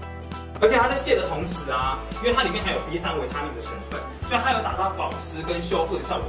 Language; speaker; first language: Chinese; native; Chinese